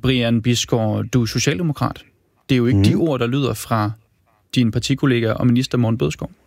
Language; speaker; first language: Danish; native; Danish